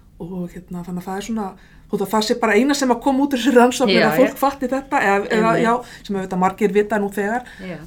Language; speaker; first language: Icelandic; native; Icelandic